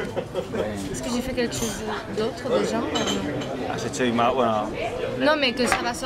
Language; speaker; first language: French; non-native, fluent; Spanish